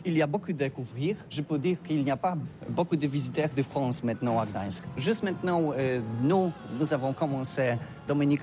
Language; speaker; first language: French; non-native, learner; Polish